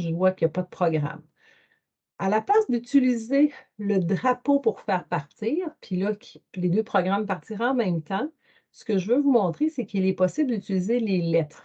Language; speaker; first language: French; native; French